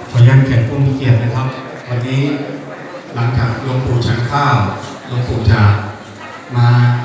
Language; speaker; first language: Thai; native; Thai